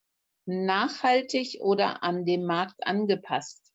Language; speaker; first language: German; native; German